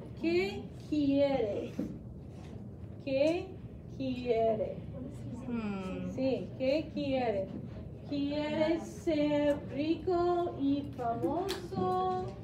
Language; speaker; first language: Spanish; non-native, fluent; English